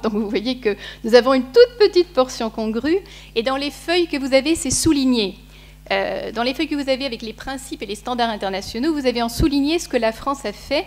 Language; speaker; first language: French; native; French